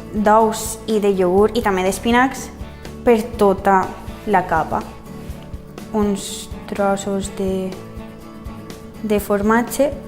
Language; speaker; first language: Catalan; early bilingual, other home language; Bulgarian